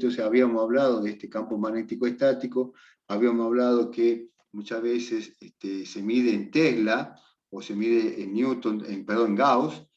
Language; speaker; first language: Spanish; native; Spanish